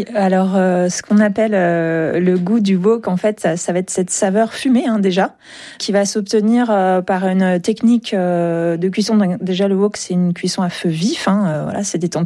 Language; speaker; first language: French; native; French